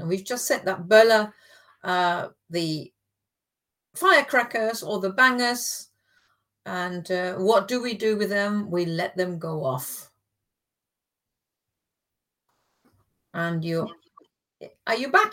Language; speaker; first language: English; non-native, fluent; German